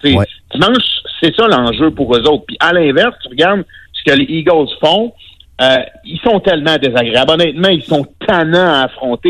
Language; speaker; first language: French; native; French